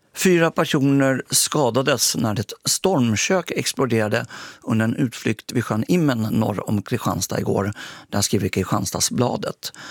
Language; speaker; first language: Swedish; native; Swedish